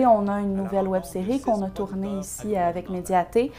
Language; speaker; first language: French; native; French